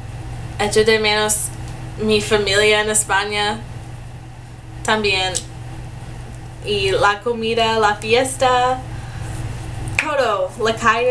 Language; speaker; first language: Spanish; early bilingual, heritage; English